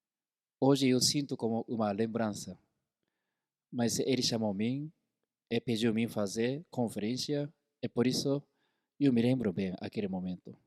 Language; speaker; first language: Portuguese; non-native, fluent; Korean